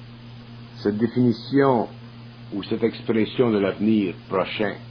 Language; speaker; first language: French; native; French